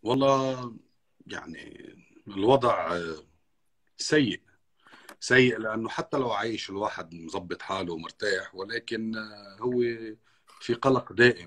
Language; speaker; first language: Arabic; native; Arabic